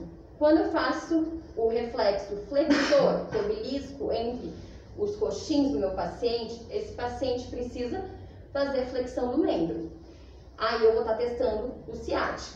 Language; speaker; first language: Portuguese; native; Portuguese